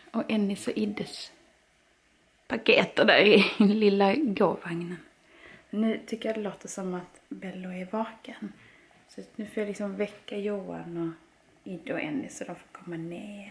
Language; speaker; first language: Swedish; native; Swedish